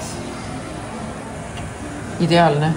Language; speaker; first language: Estonian; native; Estonian